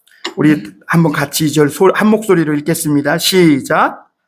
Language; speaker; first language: Korean; native; Korean